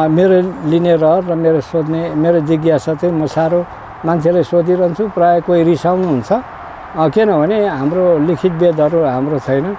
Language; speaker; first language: Nepali; non-native, local second language; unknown